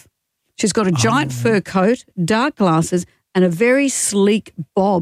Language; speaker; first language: English; native; English